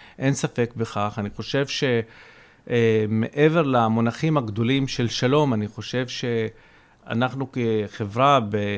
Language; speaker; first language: Hebrew; non-native, local second language; Arabic